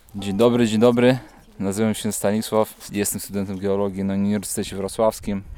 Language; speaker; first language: Polish; non-native, fluent; Russian